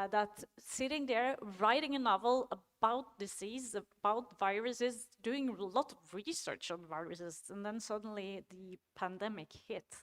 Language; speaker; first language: English; non-native, fluent; Norwegian